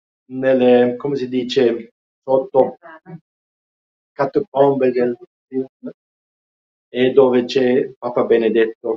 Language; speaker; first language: Italian; non-native, fluent; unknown